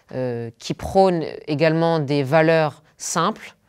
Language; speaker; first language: French; non-native, local second language; Arabic